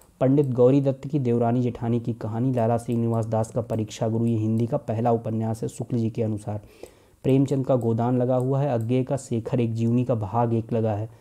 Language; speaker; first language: Hindi; native; Hindi